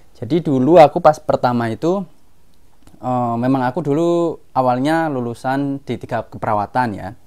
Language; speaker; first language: Indonesian; non-native, local second language; Javanese